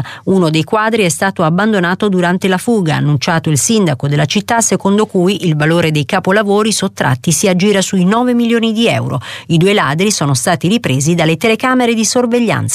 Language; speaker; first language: Italian; native; Italian